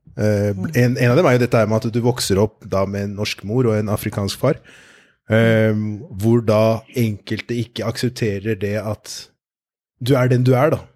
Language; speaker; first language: Norwegian; native; Norwegian